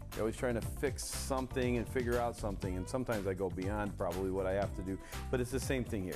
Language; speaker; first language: English; native; English